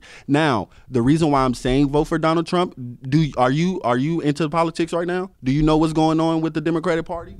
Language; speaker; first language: English; native; English